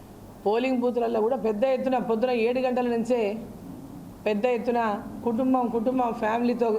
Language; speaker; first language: Telugu; native; Telugu